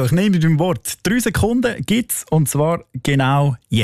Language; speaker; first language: German; native; German